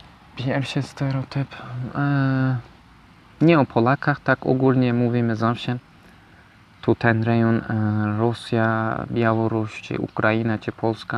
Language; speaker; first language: Polish; non-native, learner; Turkish